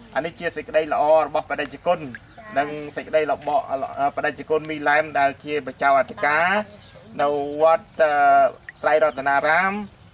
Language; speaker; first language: Khmer; native; Khmer